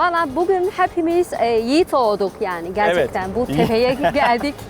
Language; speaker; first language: Turkish; non-native, learner; Chinese